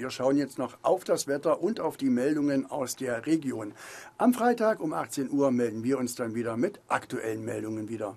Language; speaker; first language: German; native; German